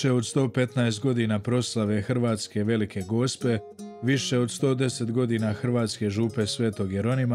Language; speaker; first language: Croatian; native; Croatian